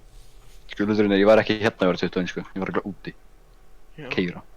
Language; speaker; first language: Icelandic; native; Icelandic